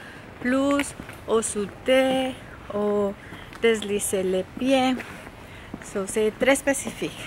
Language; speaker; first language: French; non-native, learner; Spanish